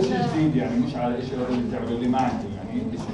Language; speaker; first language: Arabic; native; Arabic